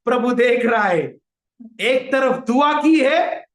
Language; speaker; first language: Hindi; non-native, local second language; Marathi